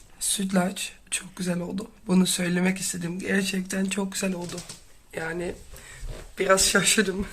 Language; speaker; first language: Turkish; non-native, learner; Dutch